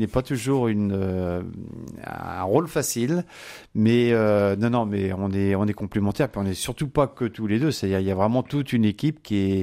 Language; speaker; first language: French; native; French